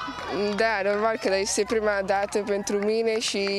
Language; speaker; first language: Romanian; early bilingual, heritage; Italian